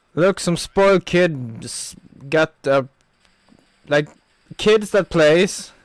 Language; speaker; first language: English; non-native, fluent; Norwegian